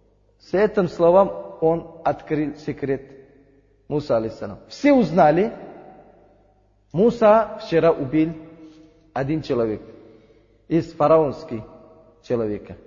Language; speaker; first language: Russian; non-native, learner; Uzbek